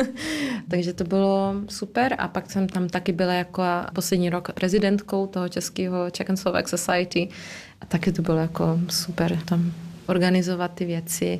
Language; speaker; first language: Czech; early bilingual, heritage; Czech